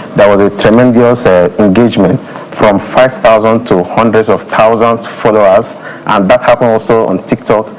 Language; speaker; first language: Nigerian Pidgin; native; Nigerian Pidgin